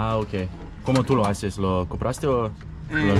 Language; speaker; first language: Spanish; non-native, learner; English